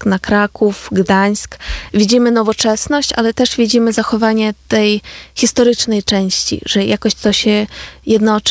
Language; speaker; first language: Polish; non-native, fluent; Ukrainian